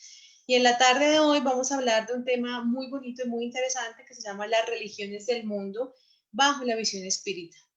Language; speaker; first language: Spanish; native; Spanish